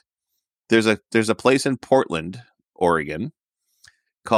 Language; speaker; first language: English; native; English